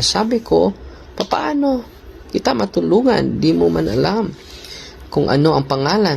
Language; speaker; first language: Filipino; native; Filipino